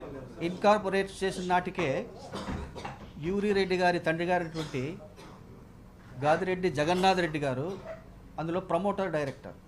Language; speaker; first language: Telugu; native; Telugu